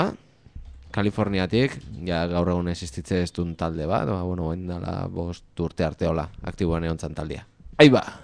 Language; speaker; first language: Basque; native; Basque